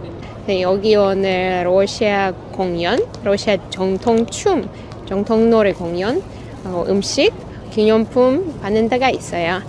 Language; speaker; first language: Korean; non-native, learner; Russian